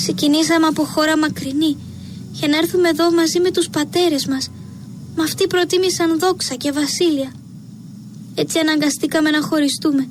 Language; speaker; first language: Greek; native; Greek